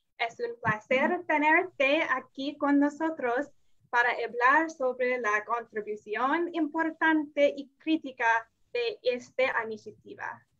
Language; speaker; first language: Spanish; non-native, learner; English